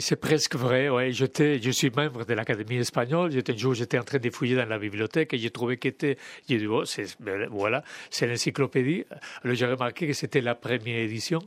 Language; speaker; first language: French; non-native, fluent; Spanish